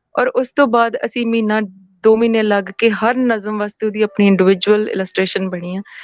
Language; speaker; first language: Punjabi; native; Punjabi